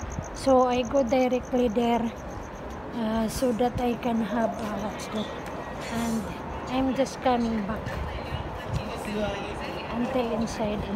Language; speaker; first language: English; non-native, local second language; Filipino